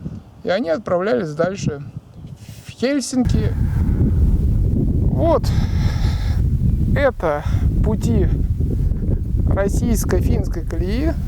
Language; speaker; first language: Russian; native; Russian